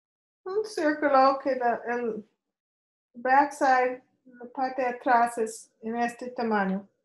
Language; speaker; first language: Spanish; non-native, learner; English